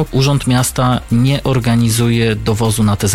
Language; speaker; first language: Polish; native; Polish